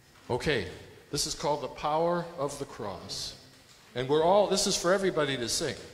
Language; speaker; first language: English; native; English